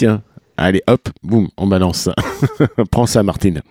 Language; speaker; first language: French; native; French